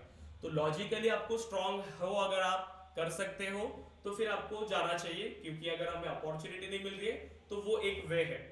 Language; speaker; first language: Hindi; native; Hindi